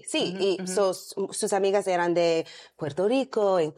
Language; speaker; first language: Spanish; non-native, learner; English